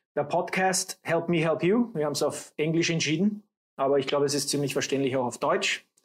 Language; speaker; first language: German; early bilingual, other home language; English